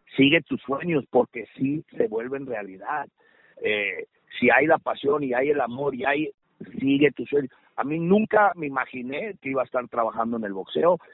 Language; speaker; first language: Spanish; early bilingual, heritage; Spanish